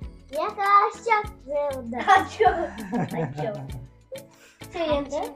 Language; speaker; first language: Russian; non-native, local second language; Kazakh